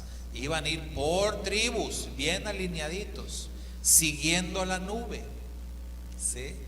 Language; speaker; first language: Spanish; native; Spanish